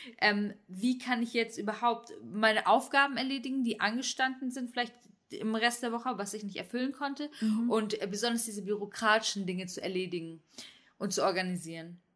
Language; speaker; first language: German; early bilingual, other home language; Turkish